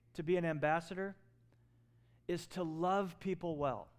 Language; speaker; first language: English; native; English